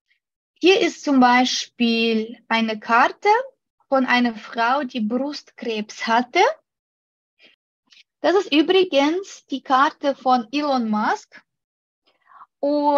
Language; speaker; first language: German; non-native, fluent; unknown